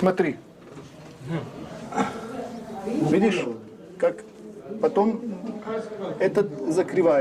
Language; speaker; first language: Russian; non-native, learner; French